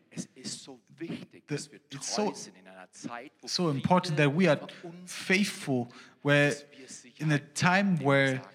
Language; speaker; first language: English; non-native, fluent; German